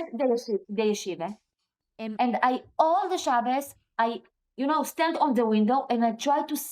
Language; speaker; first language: English; non-native, learner; Hebrew